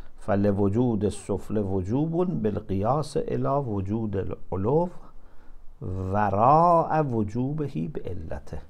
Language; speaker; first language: Arabic; non-native, fluent; Persian